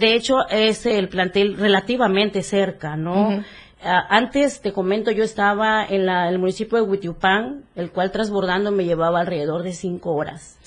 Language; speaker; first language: Spanish; native; Spanish